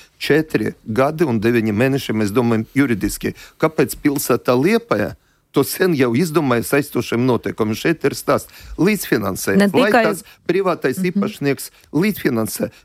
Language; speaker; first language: Latvian; non-native, local second language; Russian